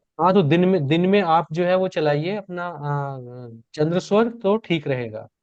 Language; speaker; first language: Hindi; native; Hindi